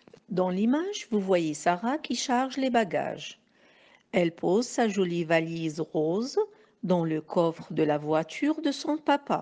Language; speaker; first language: French; non-native, local second language; Arabic